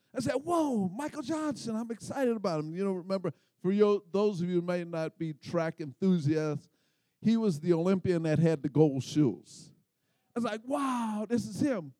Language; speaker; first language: English; native; English